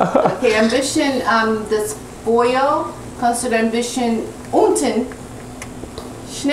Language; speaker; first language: German; non-native, learner; English